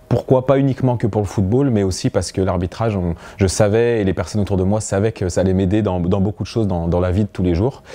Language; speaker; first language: French; native; French